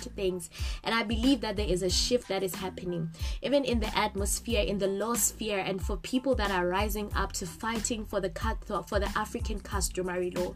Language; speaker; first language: English; non-native, local second language; Southern Sotho